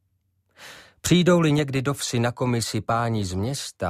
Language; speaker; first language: Czech; native; Czech